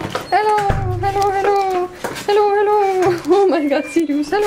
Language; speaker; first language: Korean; non-native, fluent; Ukrainian